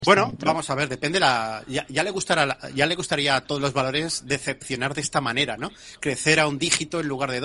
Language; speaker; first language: Spanish; native; Spanish